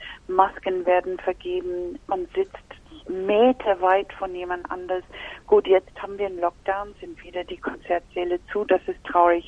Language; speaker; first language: German; non-native, fluent; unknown